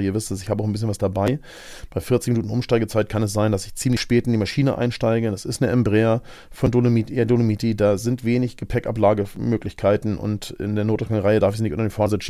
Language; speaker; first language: German; native; German